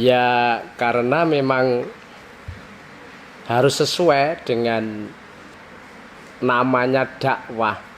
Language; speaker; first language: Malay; non-native, local second language; Javanese